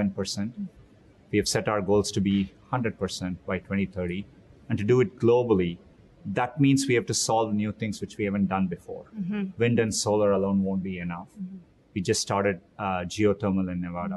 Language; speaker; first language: English; non-native, local second language; Tamil